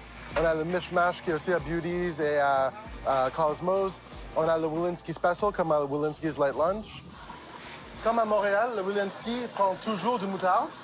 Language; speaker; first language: French; non-native, local second language; English